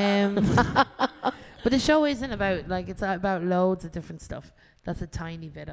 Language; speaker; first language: English; native; English